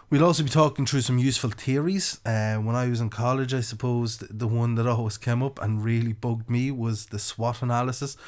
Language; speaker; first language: English; native; English